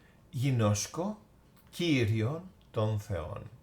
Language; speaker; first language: Greek; non-native, fluent; English